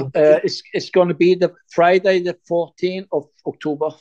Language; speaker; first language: English; non-native, learner; Norwegian